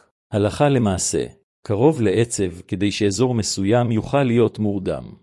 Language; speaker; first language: Hebrew; native; Hebrew